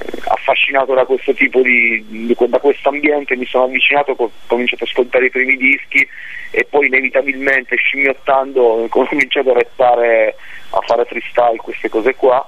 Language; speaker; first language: Italian; native; Italian